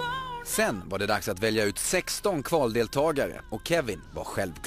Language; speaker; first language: Swedish; native; Swedish